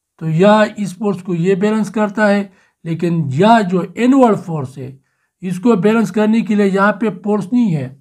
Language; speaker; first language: Urdu; non-native, local second language; Pashto